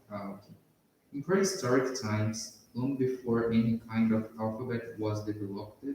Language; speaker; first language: English; non-native, learner; Portuguese